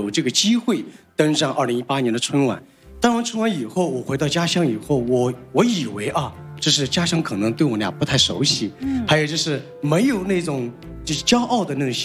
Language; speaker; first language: Chinese; native; Chinese